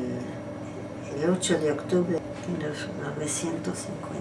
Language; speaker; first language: Spanish; non-native, fluent; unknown